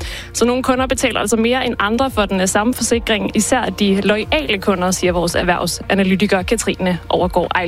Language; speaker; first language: Danish; native; Danish